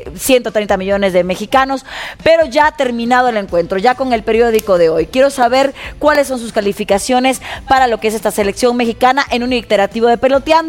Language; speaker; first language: Spanish; native; Spanish